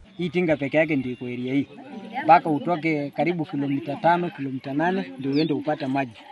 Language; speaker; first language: Swahili; non-native, local second language; Masai